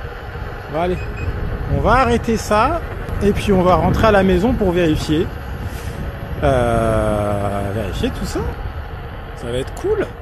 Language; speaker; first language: French; native; French